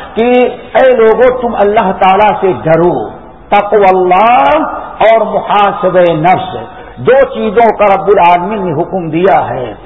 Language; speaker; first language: Urdu; native; Urdu